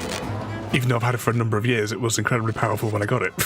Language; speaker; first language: English; native; English